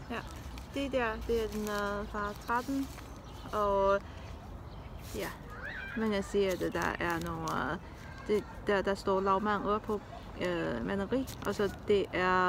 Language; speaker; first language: Danish; non-native, fluent; Chinese